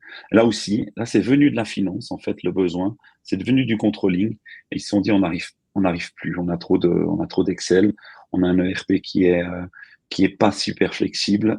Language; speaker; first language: French; native; French